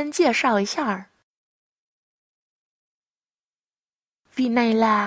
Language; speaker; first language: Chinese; non-native, fluent; Vietnamese